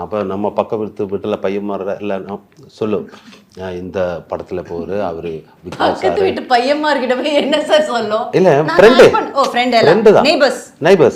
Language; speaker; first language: Tamil; non-native, learner; Malayalam